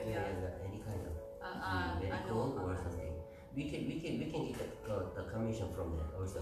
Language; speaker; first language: English; non-native, learner; Korean